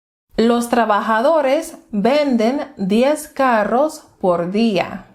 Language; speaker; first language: Spanish; non-native, fluent; English